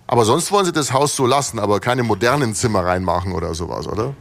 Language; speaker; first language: German; native; German